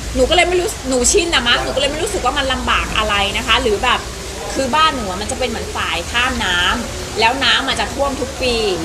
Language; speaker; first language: Thai; native; Thai